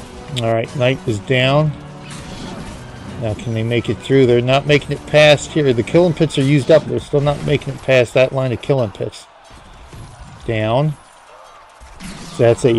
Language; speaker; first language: English; native; English